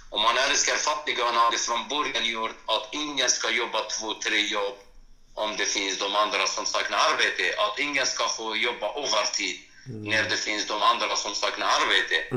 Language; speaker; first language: Swedish; non-native, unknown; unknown